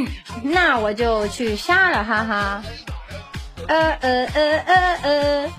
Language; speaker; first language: Chinese; native; Chinese